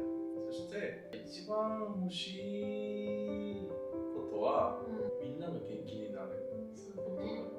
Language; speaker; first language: Japanese; non-native, learner; Korean